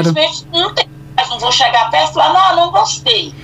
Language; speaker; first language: Portuguese; native; Portuguese